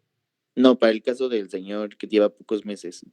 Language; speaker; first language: Spanish; native; Spanish